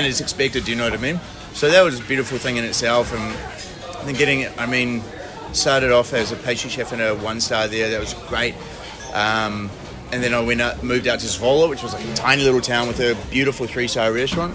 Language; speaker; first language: English; native; English